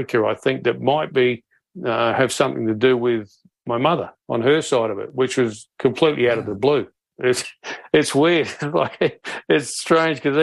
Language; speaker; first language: English; native; English